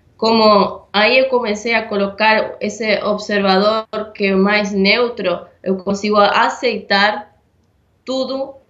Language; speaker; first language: Portuguese; non-native, fluent; Spanish